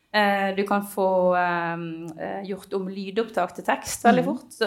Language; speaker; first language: Norwegian; native; Norwegian